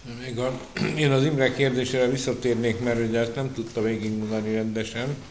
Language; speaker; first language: Hungarian; native; Hungarian